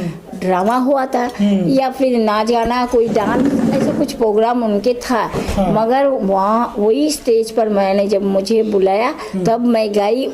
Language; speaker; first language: Hindi; non-native, local second language; Bangla